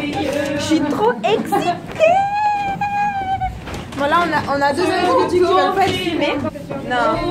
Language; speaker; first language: French; native; French